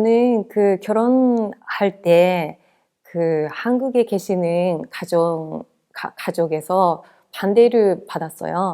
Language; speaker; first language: Korean; non-native, fluent; Japanese